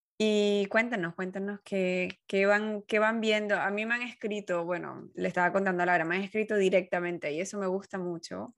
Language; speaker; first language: Spanish; native; Spanish